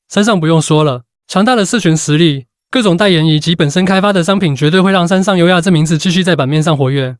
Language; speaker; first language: Chinese; native; Chinese